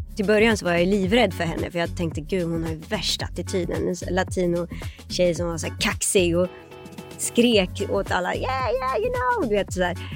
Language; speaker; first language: Swedish; early bilingual, other home language; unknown